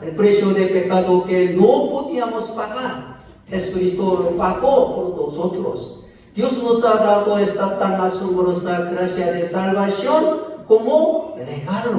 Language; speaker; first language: Spanish; non-native, fluent; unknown